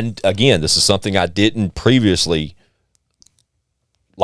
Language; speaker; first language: English; native; English